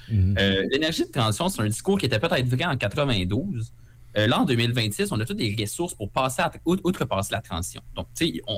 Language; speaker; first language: French; native; French